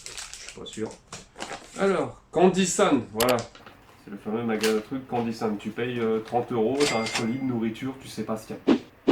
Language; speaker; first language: French; native; French